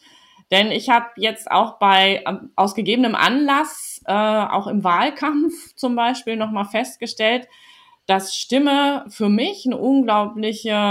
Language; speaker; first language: German; native; German